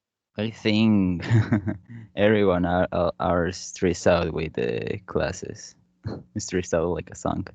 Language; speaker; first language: English; non-native, learner; Spanish